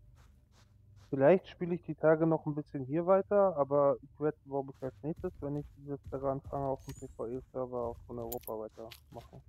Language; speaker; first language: German; native; German